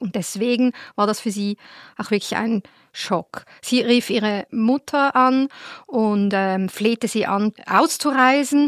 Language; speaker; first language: German; native; German